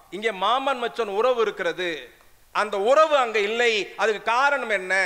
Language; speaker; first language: Tamil; non-native, local second language; Urdu